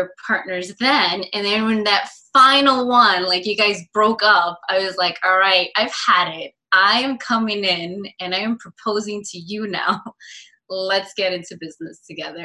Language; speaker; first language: English; native; English